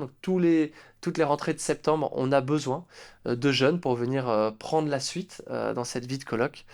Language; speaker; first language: French; native; French